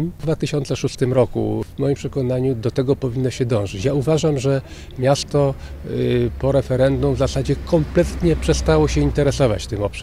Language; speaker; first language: Polish; native; Polish